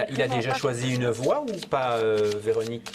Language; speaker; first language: French; native; French